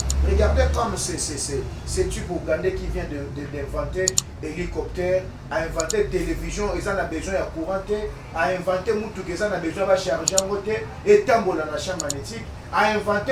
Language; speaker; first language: French; non-native, local second language; Lingala